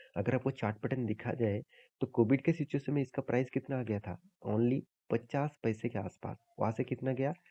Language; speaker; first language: Hindi; native; Hindi